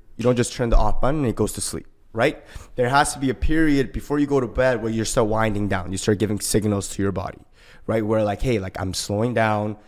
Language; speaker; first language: English; early bilingual, other home language; Korean